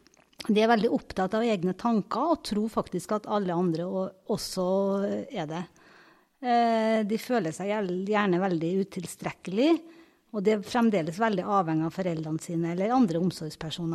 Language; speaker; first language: Norwegian; native; Norwegian